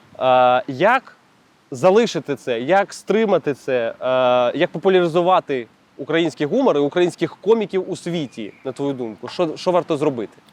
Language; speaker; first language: Ukrainian; native; Ukrainian